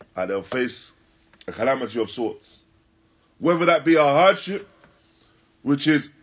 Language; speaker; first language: English; native; English